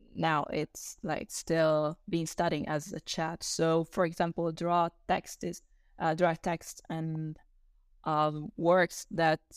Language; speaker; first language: English; non-native, fluent; Italian